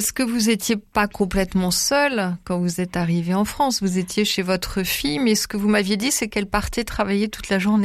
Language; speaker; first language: French; native; French